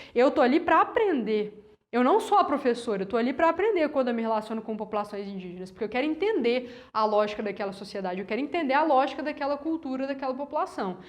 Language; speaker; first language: Portuguese; native; Portuguese